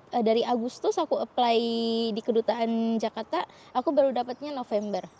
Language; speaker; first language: Indonesian; native; Indonesian